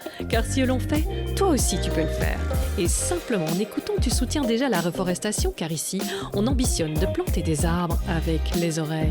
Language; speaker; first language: French; native; French